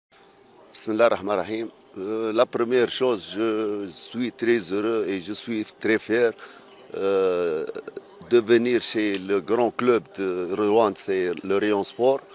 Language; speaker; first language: French; non-native, fluent; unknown